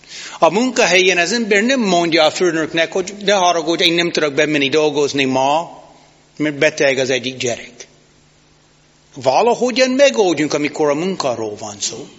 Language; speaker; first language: Hungarian; non-native, fluent; English